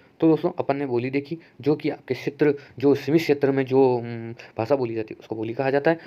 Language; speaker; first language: Hindi; native; Hindi